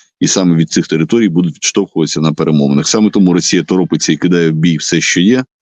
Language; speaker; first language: Ukrainian; non-native, local second language; Russian